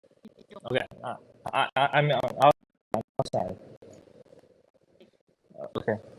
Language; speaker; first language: English; non-native, fluent; Chinese